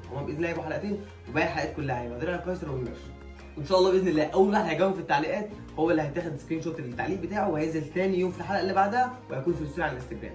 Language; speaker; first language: Arabic; native; Arabic